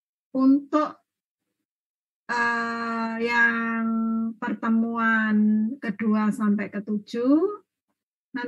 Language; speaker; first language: Indonesian; native; Indonesian